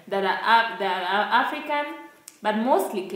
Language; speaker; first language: English; non-native, local second language; Swahili